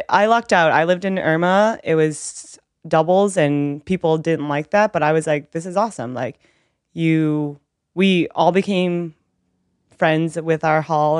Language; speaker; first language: English; early bilingual, other home language; Vietnamese